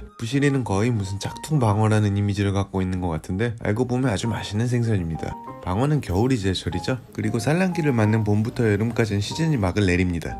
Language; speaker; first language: Korean; native; Korean